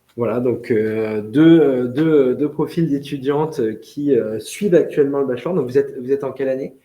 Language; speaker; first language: French; native; French